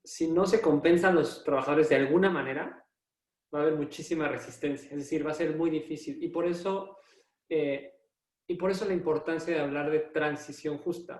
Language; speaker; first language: Spanish; native; Spanish